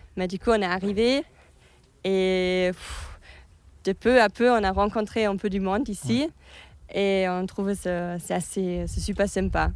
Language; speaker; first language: French; non-native, fluent; German